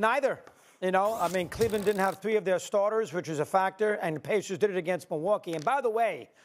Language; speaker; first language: English; native; English